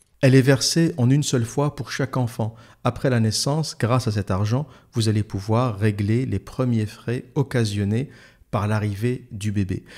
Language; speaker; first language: French; native; French